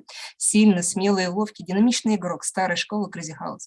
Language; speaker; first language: Russian; native; Russian